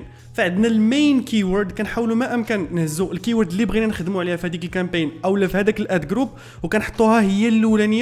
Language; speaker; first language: Arabic; native; Arabic